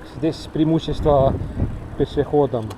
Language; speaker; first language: Russian; non-native, local second language; Estonian